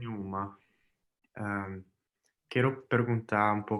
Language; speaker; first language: Portuguese; non-native, learner; English